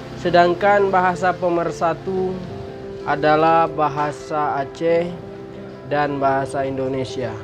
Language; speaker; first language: Malay; non-native, local second language; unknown